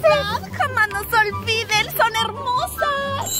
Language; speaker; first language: Spanish; native; Spanish